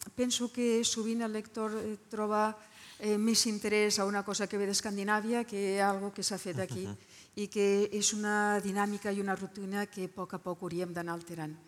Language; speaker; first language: Catalan; non-native, local second language; Spanish